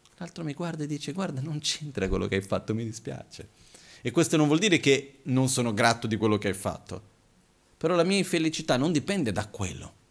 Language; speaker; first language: Italian; non-native, fluent; Portuguese